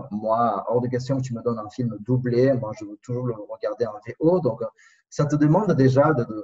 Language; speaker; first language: French; non-native, fluent; Spanish